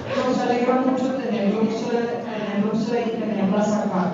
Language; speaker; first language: Spanish; native; Spanish